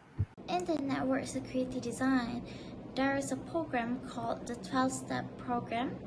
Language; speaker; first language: English; non-native, local second language; Malay